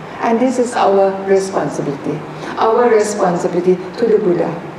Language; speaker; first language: English; non-native, fluent; Thai